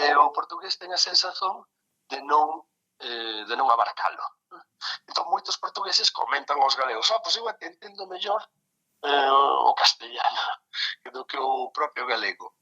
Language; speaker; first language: Galician; native; Galician